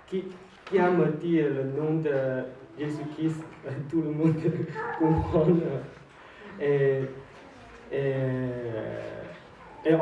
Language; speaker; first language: French; non-native, learner; Chinese